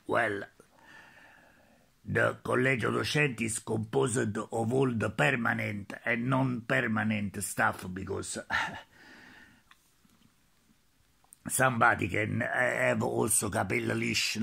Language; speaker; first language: English; non-native, learner; Italian